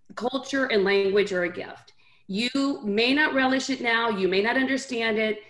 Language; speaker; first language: English; early bilingual, other home language; Spanish